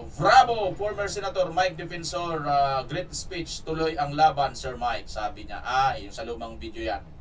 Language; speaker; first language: Filipino; non-native, local second language; Cebuano